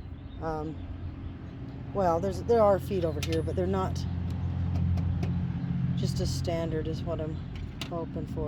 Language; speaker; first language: English; native; English